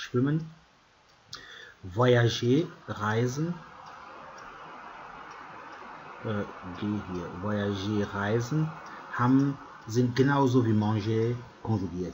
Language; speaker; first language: German; non-native, fluent; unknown